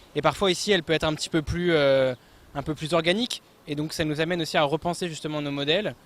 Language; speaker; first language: French; native; French